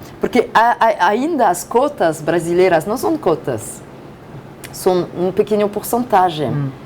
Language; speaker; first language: Portuguese; non-native, fluent; French